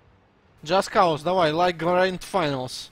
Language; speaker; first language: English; non-native, learner; Russian